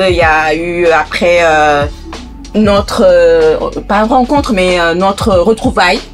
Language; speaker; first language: French; non-native, local second language; Wolof